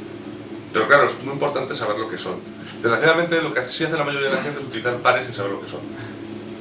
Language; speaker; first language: Spanish; native; Spanish